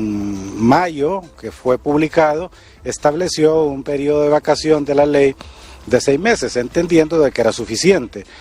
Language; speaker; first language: Spanish; native; Spanish